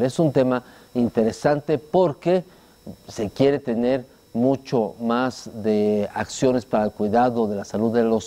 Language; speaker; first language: Spanish; native; Spanish